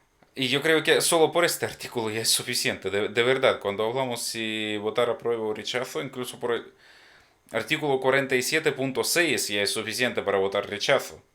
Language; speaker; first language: Spanish; non-native, fluent; Ukrainian